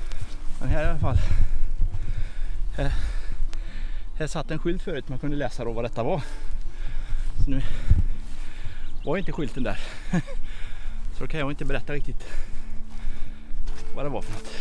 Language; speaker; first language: Swedish; native; Swedish